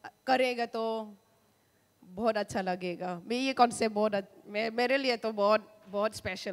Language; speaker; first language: Hindi; non-native, local second language; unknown